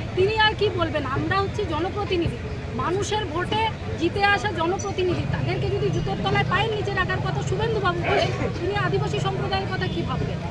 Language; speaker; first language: Bangla; non-native, local second language; Santali